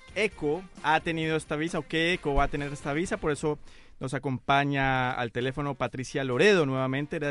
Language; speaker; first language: Spanish; native; Spanish